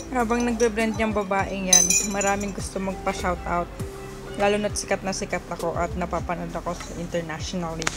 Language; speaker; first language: Filipino; native; Filipino